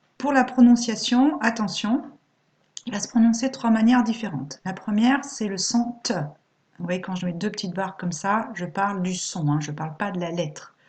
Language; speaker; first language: French; native; French